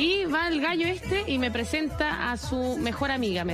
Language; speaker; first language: Spanish; native; Spanish